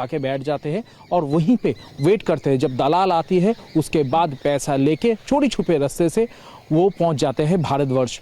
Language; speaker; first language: Hindi; non-native, local second language; Bangla